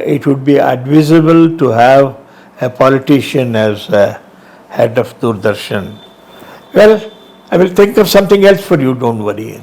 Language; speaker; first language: English; non-native, local second language; Kannada